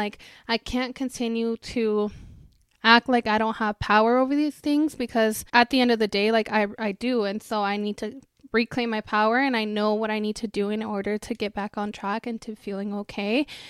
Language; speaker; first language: English; early bilingual, other home language; Spanish